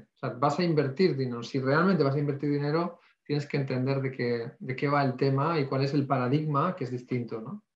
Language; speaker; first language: Spanish; native; Spanish